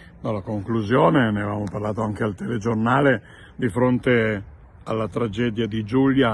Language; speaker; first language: Italian; native; Italian